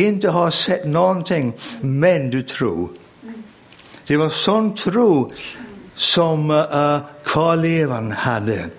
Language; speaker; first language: Swedish; non-native, fluent; English